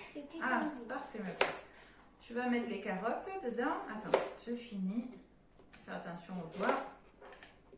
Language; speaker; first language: French; native; French